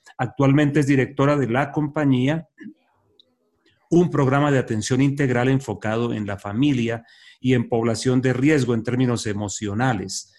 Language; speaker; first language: Spanish; native; Spanish